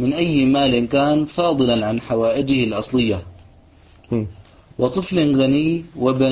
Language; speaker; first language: Arabic; native; Arabic